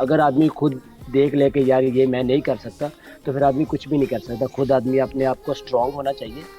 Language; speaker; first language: Urdu; non-native, local second language; Saraiki